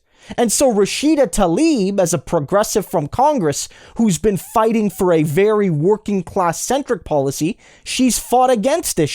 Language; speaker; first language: English; native; English